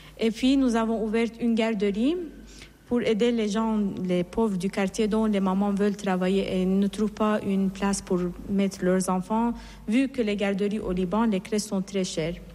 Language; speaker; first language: French; non-native, fluent; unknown